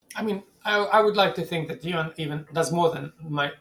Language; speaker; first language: English; non-native, fluent; Arabic